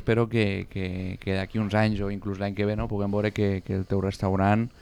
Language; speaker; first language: Catalan; native; Catalan